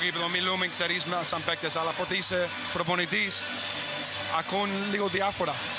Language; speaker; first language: Greek; non-native, learner; English